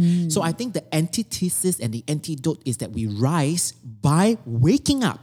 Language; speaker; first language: English; native; English